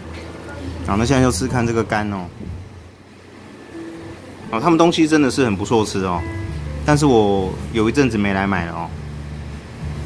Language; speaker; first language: Chinese; native; Chinese